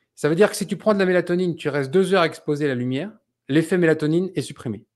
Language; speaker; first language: French; native; French